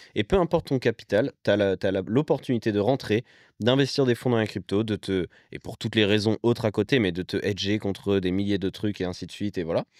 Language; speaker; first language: French; native; French